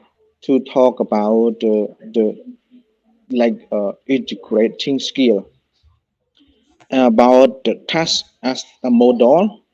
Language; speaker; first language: English; non-native, learner; Khmer